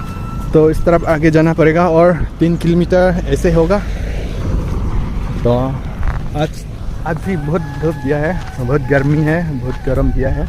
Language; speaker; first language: Hindi; non-native, local second language; Karbi